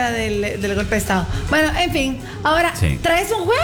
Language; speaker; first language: Spanish; native; Spanish